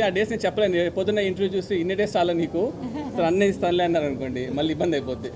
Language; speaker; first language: Telugu; native; Telugu